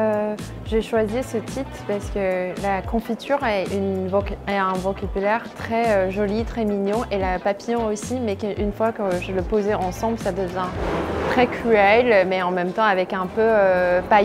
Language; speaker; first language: French; non-native, fluent; Chinese